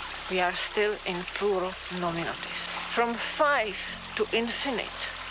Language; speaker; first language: English; non-native, fluent; Czech